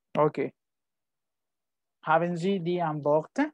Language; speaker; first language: German; non-native, fluent; Spanish